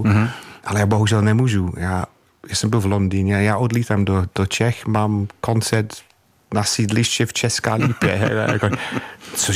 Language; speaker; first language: Czech; non-native, fluent; English